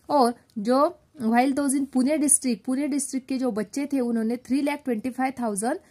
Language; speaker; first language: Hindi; non-native, local second language; Marathi